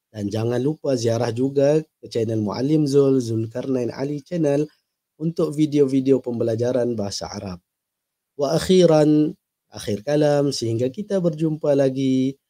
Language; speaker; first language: Malay; native; Malay